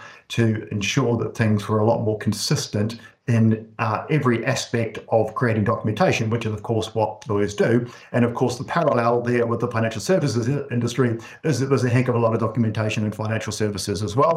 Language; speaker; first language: English; native; English